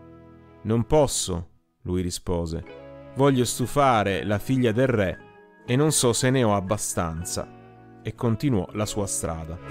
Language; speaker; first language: Italian; native; Italian